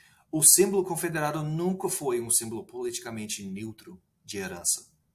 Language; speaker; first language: Portuguese; non-native, fluent; English